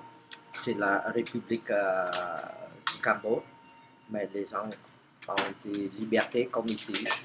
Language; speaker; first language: French; non-native, fluent; Khmer